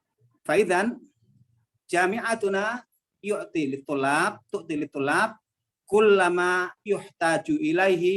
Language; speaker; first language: Arabic; non-native, fluent; Indonesian